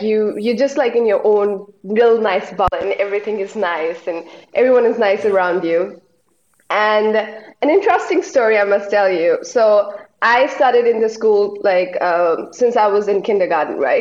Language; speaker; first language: English; non-native, local second language; Hindi